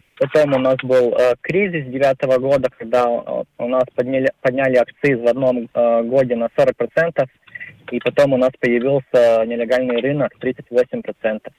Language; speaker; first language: Russian; non-native, local second language; Latvian